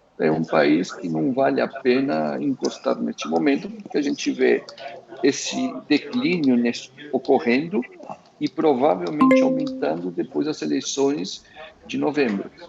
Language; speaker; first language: Portuguese; early bilingual, other home language; Spanish